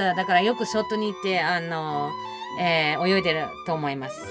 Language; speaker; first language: Japanese; non-native, fluent; German